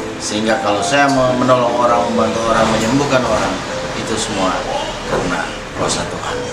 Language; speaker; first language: Indonesian; native; Indonesian